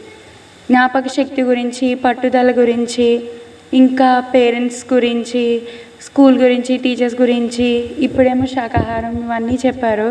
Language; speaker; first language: Telugu; native; Telugu